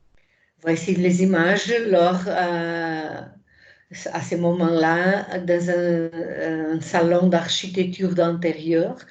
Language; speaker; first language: French; non-native, fluent; Portuguese